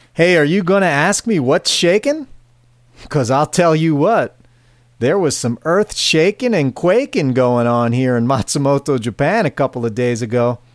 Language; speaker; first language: English; native; English